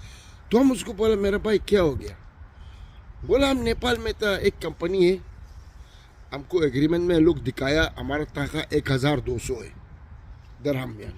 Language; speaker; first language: Hindi; non-native, learner; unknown